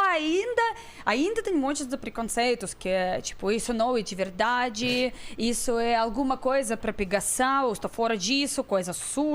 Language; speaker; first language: Portuguese; non-native, fluent; Russian